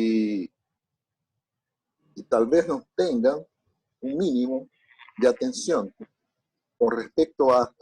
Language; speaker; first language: Spanish; non-native, fluent; Portuguese